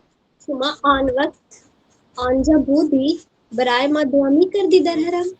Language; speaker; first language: Persian; non-native, learner; Urdu